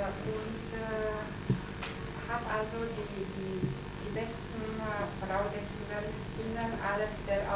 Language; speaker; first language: German; non-native, fluent; Romanian